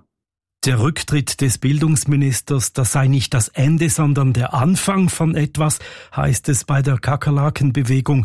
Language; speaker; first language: German; native; German